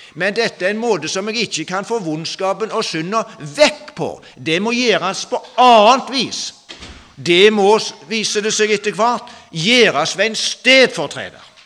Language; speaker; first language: Norwegian; native; Norwegian